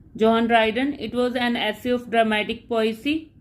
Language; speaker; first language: English; non-native, local second language; Punjabi